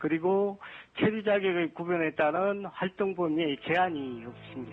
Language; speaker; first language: Korean; native; Korean